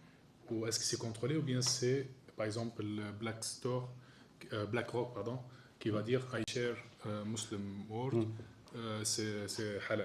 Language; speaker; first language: French; native; French